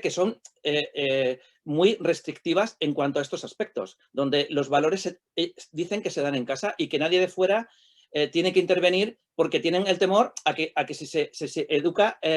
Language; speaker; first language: Spanish; native; Spanish